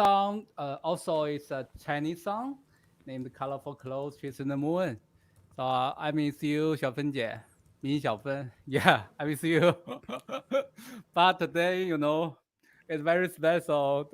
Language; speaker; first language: English; non-native, learner; Chinese